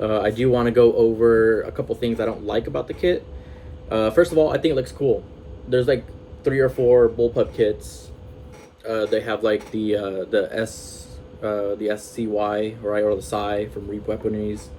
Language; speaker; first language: English; native; English